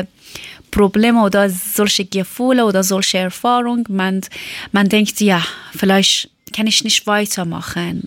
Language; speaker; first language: German; non-native, learner; Persian